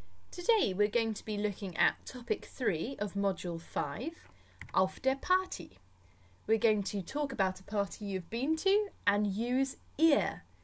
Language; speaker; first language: English; native; English